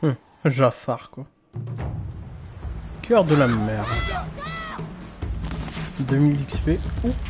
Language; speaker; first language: French; native; French